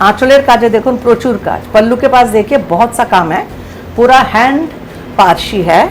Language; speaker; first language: Hindi; non-native, local second language; Bangla